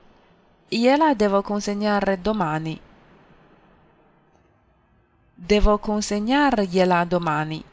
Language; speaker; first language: Italian; non-native, fluent; Chinese